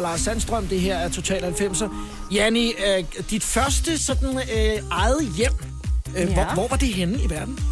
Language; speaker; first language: Danish; native; Danish